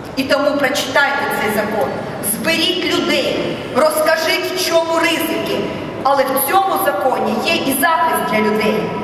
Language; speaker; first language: Ukrainian; non-native, local second language; Russian